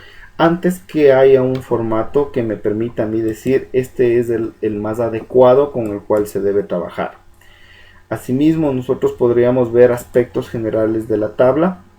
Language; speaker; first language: Spanish; native; Spanish